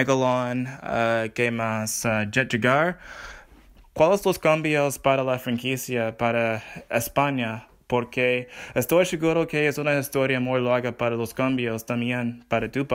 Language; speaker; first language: Spanish; non-native, learner; English